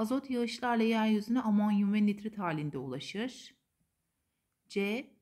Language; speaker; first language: Turkish; native; Turkish